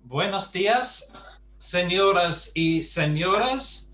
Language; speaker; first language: Spanish; non-native, fluent; English